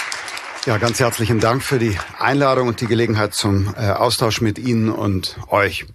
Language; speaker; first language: German; native; German